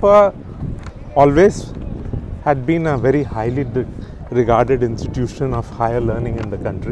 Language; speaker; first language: English; non-native, local second language; Tamil